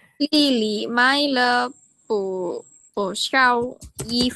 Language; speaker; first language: Chinese; non-native, learner; Indonesian